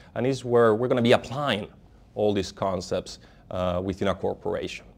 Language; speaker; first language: English; non-native, fluent; Spanish